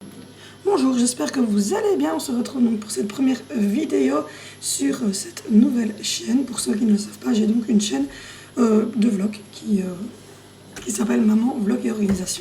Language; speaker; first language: French; native; French